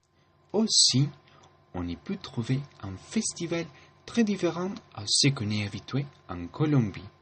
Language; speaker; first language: French; non-native, learner; Spanish